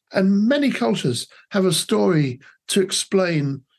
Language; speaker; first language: English; native; English